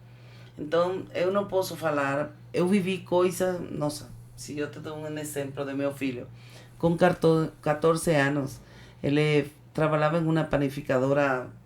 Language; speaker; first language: Portuguese; non-native, fluent; Spanish